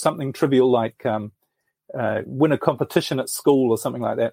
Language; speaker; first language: English; native; English